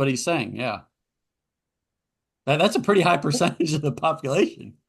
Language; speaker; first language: English; native; English